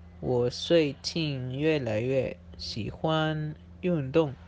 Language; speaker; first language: Chinese; non-native, learner; Spanish